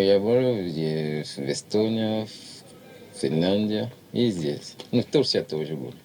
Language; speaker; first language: Russian; non-native, learner; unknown